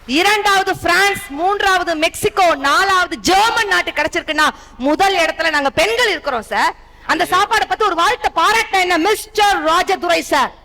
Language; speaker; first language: Tamil; native; Tamil